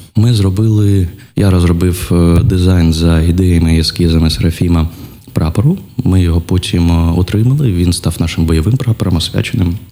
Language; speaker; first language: Ukrainian; non-native, local second language; Russian